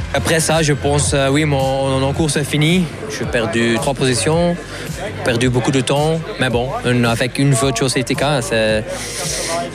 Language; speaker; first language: French; non-native, local second language; Dutch